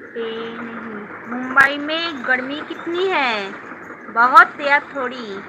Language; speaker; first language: Hindi; non-native, local second language; Bangla